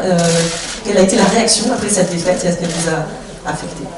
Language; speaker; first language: French; native; French